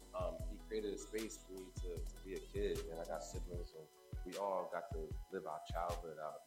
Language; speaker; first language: English; native; English